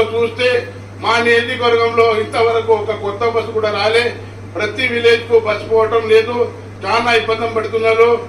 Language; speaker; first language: Telugu; non-native, local second language; Marathi